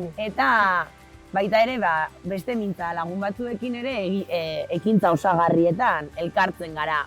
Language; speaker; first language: Basque; native; Basque